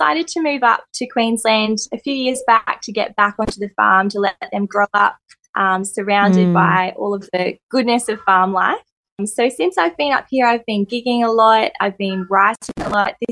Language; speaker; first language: English; native; English